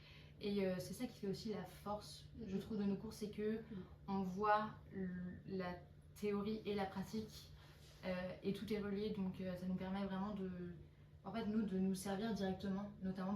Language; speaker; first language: French; native; French